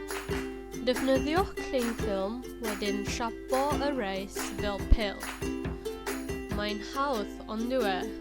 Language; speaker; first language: Welsh; non-native, learner; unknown